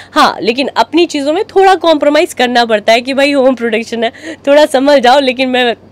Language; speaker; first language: Hindi; native; Hindi